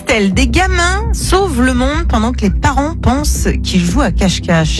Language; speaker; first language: French; native; French